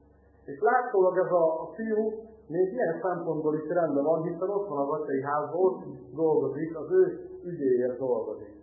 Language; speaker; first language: Hungarian; native; Hungarian